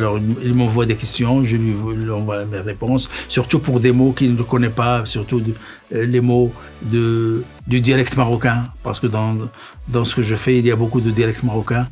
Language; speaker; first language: French; non-native, local second language; Arabic